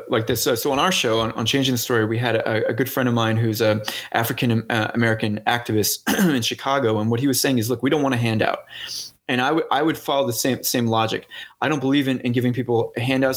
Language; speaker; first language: English; native; English